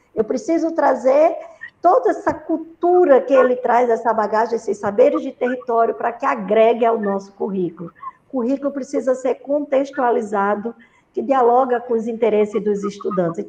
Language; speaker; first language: Portuguese; native; Portuguese